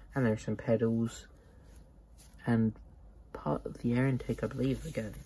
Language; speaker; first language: English; native; English